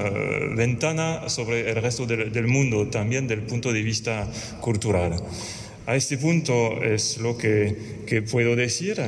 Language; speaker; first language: Spanish; non-native, fluent; French